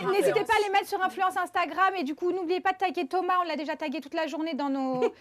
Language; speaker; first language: French; native; French